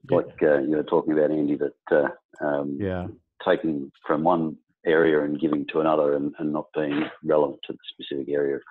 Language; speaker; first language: English; native; English